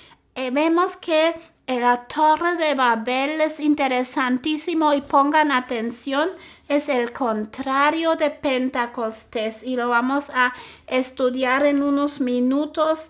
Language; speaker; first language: Spanish; non-native, fluent; German